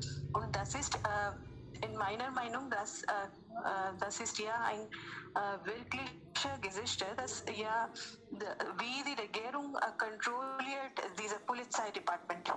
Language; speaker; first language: German; non-native, learner; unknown